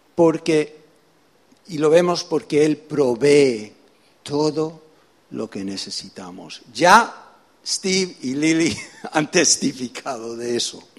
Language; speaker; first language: Spanish; native; Spanish